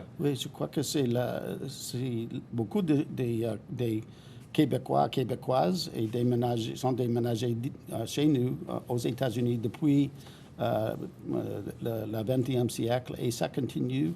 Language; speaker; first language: French; non-native, fluent; English